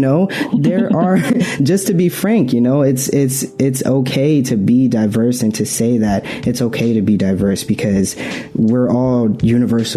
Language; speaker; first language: English; native; English